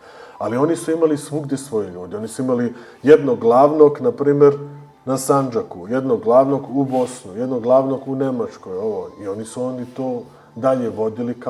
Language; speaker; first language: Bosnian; early bilingual, heritage; Bosnian